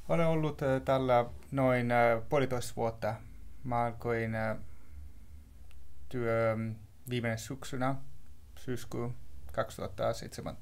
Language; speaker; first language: Finnish; non-native, learner; Italian